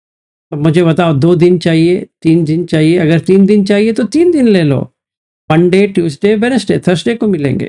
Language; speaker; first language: Hindi; native; Hindi